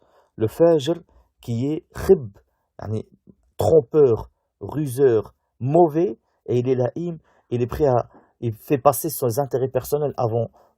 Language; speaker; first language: French; native; French